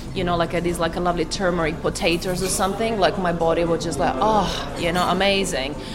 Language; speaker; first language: English; non-native, fluent; Croatian